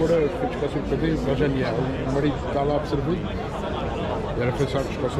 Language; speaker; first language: Portuguese; native; Portuguese